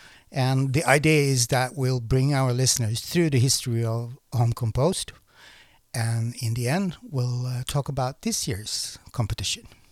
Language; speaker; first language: English; non-native, fluent; Norwegian